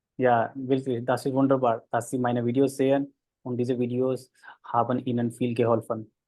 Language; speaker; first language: German; non-native, fluent; Hindi